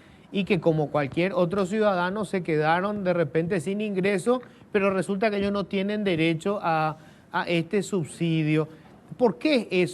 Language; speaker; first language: Spanish; native; Spanish